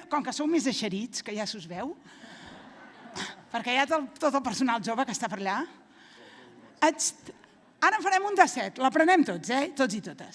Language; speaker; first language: Catalan; native; Catalan